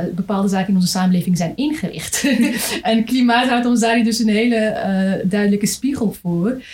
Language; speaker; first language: Dutch; native; Dutch